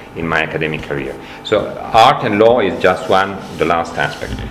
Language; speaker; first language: English; non-native, fluent; Italian